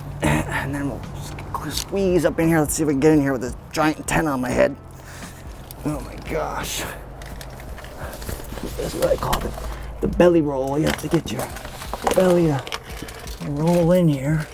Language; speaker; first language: English; native; English